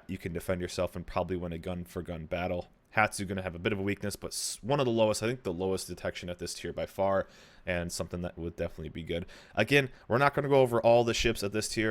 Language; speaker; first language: English; native; English